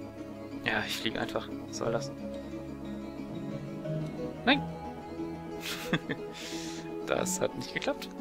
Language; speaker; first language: German; native; German